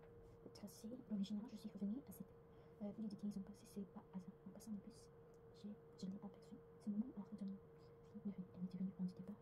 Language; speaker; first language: French; non-native, learner; Korean